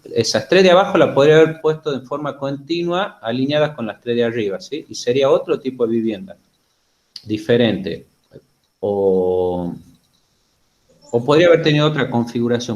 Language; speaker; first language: Spanish; native; Spanish